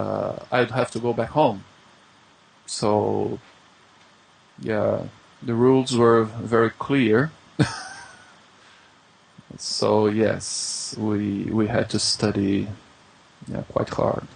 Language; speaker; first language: English; non-native, fluent; Portuguese